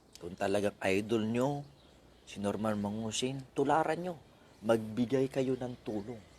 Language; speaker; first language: Filipino; non-native, local second language; Iloko